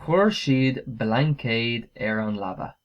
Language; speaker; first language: Irish; non-native, local second language; English